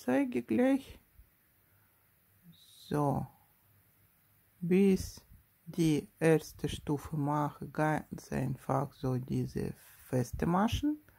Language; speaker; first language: German; non-native, learner; Russian